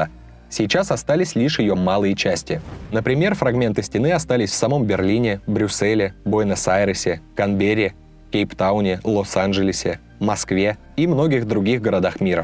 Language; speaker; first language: Russian; native; Russian